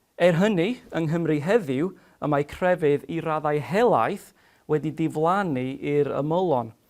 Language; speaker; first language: Welsh; non-native, fluent; English